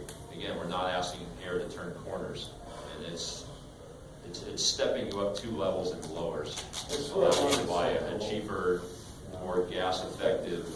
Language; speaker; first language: English; native; English